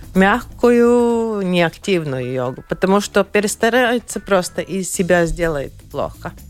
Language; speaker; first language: Russian; non-native, learner; Latvian